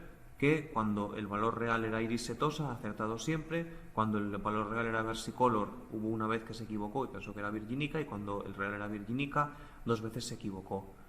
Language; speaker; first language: Spanish; native; Spanish